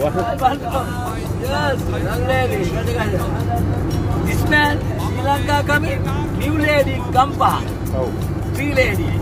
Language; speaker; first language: English; non-native, learner; Sinhala